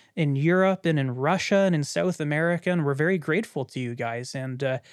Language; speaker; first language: English; native; English